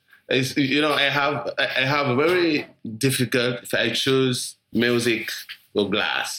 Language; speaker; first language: English; non-native, learner; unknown